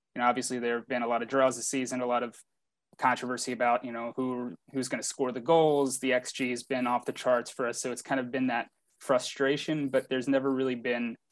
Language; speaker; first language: English; native; English